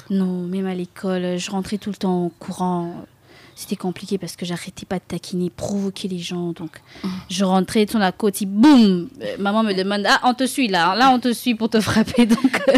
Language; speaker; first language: French; non-native, local second language; Lingala